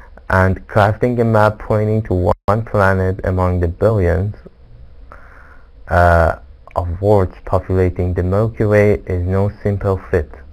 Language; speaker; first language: English; non-native, fluent; Persian